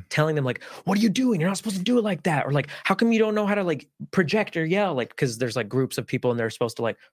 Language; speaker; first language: English; early bilingual, other home language; Spanish